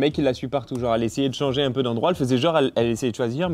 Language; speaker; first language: French; native; French